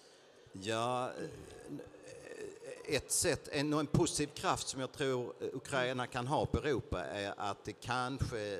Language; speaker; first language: Swedish; native; Swedish